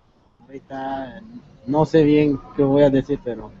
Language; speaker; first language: Spanish; non-native, local second language; Tzotzil